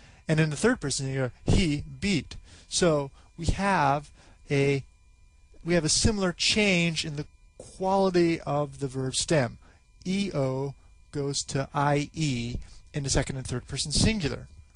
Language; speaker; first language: English; native; English